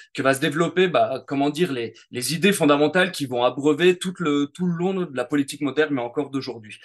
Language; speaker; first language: French; native; French